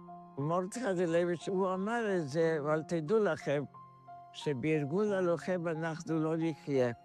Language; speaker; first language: Hebrew; non-native, fluent; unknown